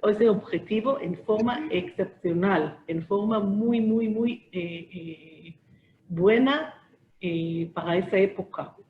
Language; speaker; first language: Spanish; non-native, fluent; Hebrew